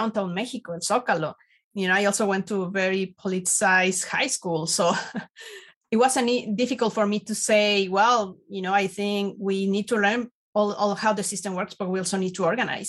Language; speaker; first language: English; non-native, fluent; Spanish